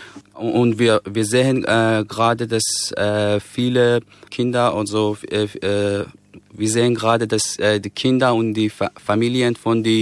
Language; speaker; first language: German; non-native, fluent; Persian